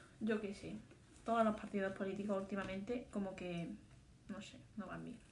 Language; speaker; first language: Spanish; native; Spanish